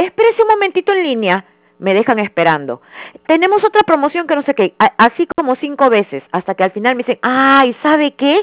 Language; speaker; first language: Spanish; native; Spanish